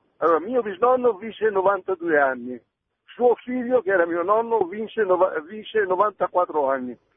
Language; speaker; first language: Italian; native; Italian